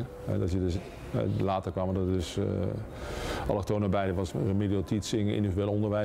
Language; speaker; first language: Dutch; native; Dutch